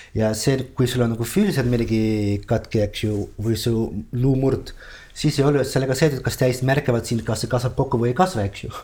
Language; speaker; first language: Estonian; non-native, fluent; Dutch